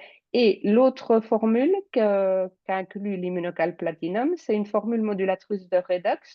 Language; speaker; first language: French; native; French